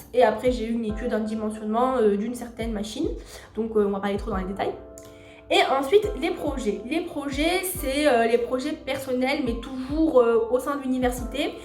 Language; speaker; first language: French; non-native, local second language; Arabic